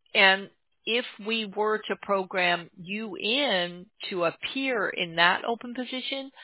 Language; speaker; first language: English; native; English